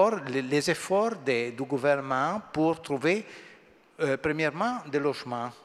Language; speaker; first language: French; non-native, fluent; Italian